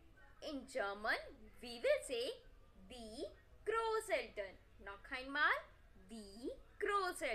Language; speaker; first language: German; non-native, fluent; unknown